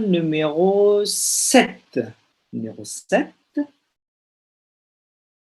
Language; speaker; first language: French; non-native, fluent; Indonesian